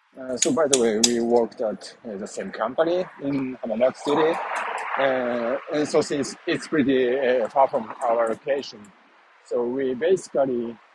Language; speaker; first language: English; non-native, learner; Japanese